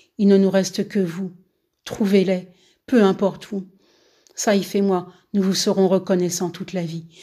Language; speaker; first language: French; native; French